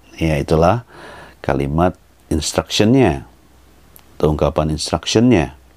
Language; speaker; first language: English; non-native, fluent; Indonesian